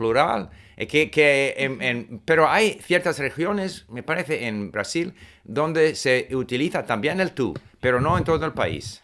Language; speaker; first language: Spanish; non-native, fluent; English